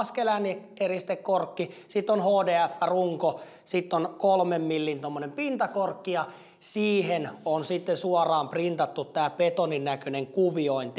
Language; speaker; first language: Finnish; native; Finnish